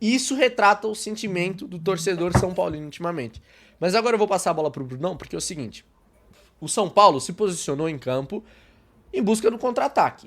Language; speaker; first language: Portuguese; native; Portuguese